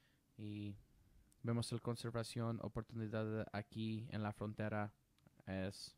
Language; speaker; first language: Spanish; non-native, learner; English